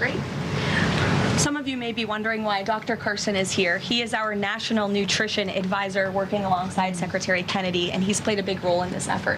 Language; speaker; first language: English; native; English